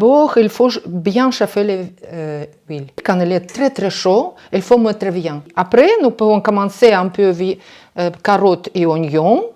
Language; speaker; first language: French; non-native, learner; Russian